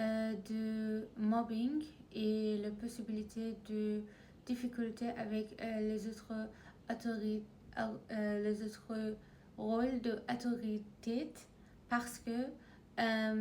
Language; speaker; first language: French; non-native, learner; Persian